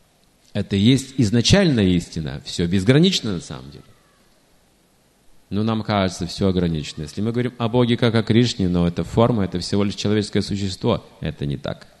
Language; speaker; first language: Russian; native; Russian